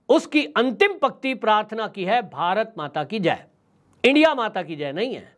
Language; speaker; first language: Hindi; native; Hindi